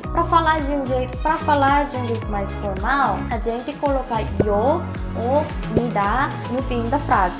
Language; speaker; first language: Portuguese; non-native, fluent; Korean